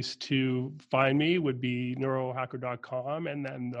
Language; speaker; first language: English; native; English